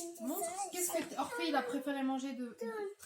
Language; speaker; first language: French; native; French